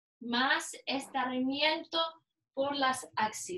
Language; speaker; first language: Spanish; non-native, learner; English